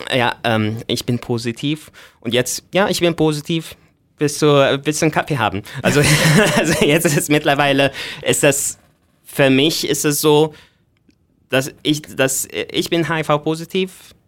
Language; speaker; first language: German; non-native, fluent; Arabic